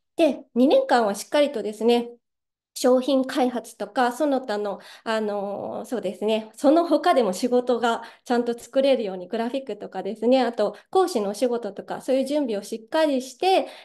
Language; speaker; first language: Japanese; native; Japanese